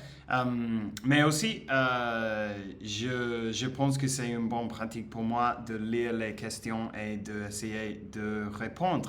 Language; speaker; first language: French; non-native, learner; English